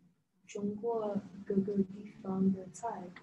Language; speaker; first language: Chinese; non-native, learner; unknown